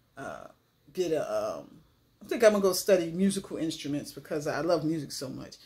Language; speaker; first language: English; native; English